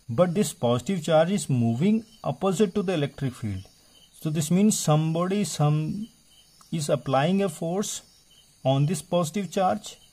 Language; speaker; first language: Hindi; native; Hindi